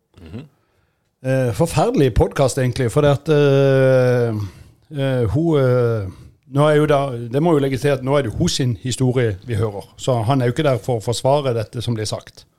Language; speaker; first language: Norwegian; native; Norwegian